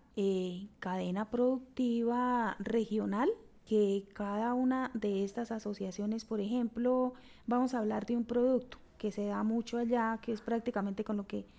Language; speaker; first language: Spanish; native; Spanish